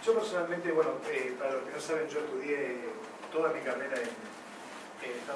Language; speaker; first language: Spanish; native; Spanish